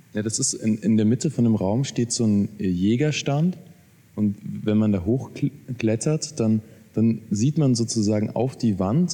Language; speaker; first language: German; native; German